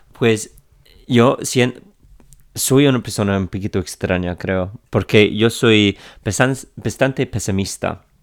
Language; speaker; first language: Spanish; non-native, fluent; English